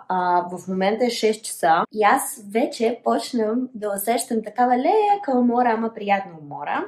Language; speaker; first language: Bulgarian; non-native, fluent; Russian